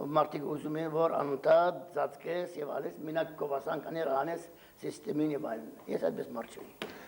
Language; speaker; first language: Armenian; early bilingual, heritage; Armenian